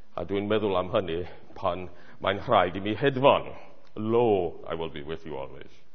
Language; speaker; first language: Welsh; non-native, fluent; English